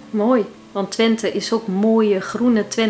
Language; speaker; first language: Dutch; early bilingual, heritage; Turkish